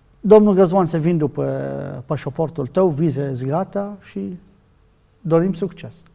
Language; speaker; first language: Romanian; non-native, learner; Arabic